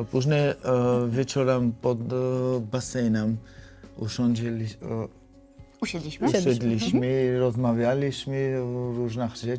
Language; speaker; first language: Polish; non-native, learner; Georgian